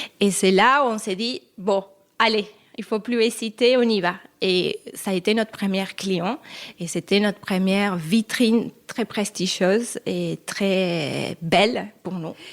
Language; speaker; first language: French; non-native, fluent; Spanish